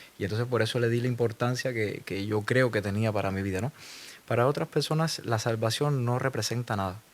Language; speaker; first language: Spanish; native; Spanish